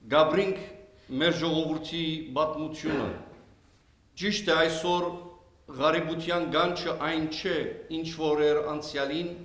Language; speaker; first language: Armenian; early bilingual, heritage; Armenian